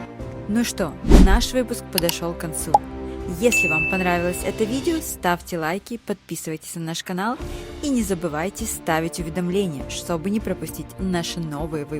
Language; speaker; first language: Russian; native; Russian